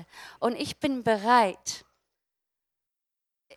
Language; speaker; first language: German; non-native, fluent; English